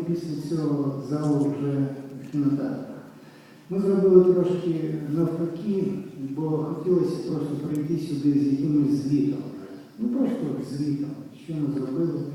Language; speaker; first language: Ukrainian; native; Ukrainian